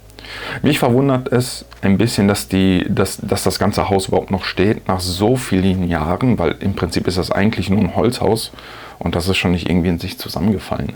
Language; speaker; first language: German; native; German